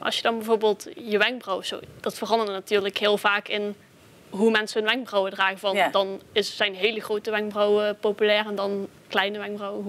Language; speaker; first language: Dutch; native; Dutch